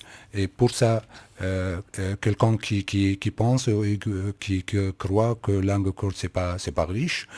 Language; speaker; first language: French; non-native, learner; Kurdish